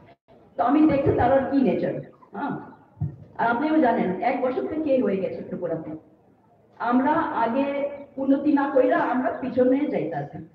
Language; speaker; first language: Bangla; non-native, local second language; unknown